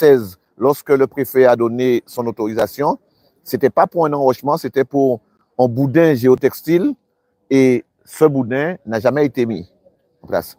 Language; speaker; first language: French; native; French